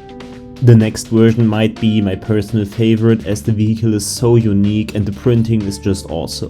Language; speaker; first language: English; non-native, fluent; German